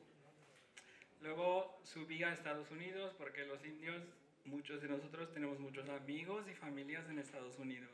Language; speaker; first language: Spanish; non-native, fluent; Hindi